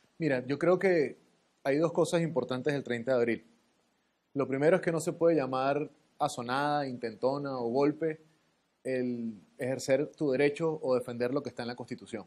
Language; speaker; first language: Spanish; native; Spanish